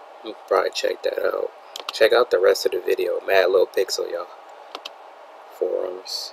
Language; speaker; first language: English; native; English